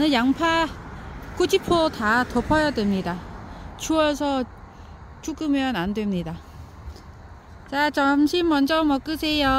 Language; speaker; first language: Korean; non-native, learner; Vietnamese